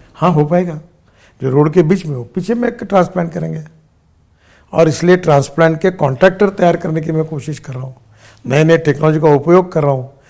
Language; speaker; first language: Hindi; non-native, local second language; Marathi